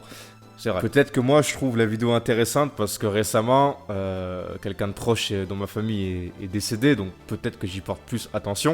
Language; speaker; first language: French; native; French